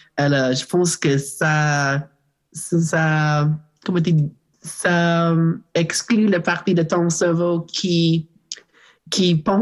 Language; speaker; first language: French; non-native, learner; English